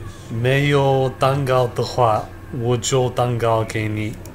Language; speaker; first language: Chinese; non-native, learner; English